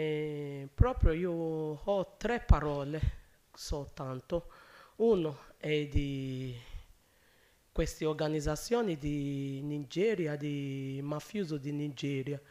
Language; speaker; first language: Italian; non-native, learner; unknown